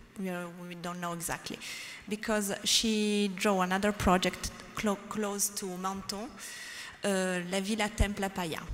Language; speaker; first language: English; non-native, learner; French